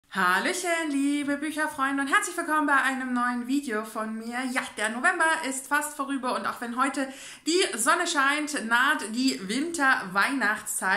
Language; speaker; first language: German; native; German